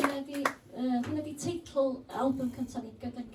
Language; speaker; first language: Welsh; native; Welsh